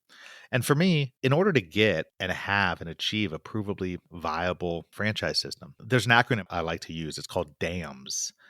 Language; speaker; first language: English; native; English